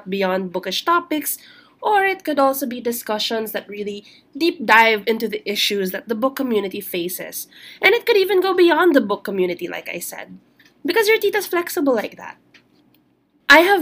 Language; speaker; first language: English; non-native, local second language; Filipino